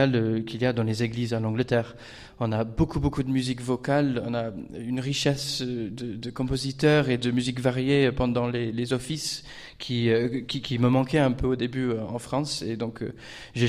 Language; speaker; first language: French; non-native, fluent; English